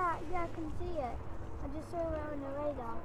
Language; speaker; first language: English; native; English